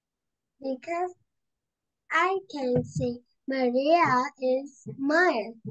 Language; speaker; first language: English; non-native, learner; Vietnamese